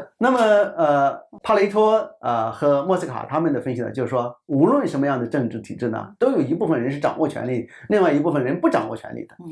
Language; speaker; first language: Chinese; native; Chinese